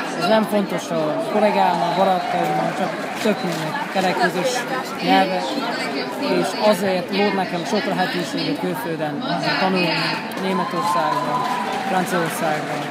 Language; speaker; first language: Hungarian; non-native, fluent; Japanese